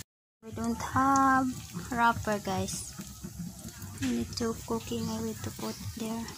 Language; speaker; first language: English; non-native, learner; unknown